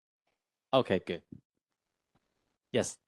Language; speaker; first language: English; non-native, fluent; Vietnamese